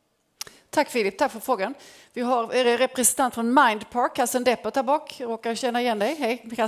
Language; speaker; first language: Swedish; native; Swedish